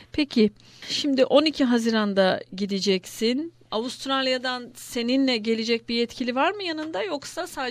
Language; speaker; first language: Turkish; native; Turkish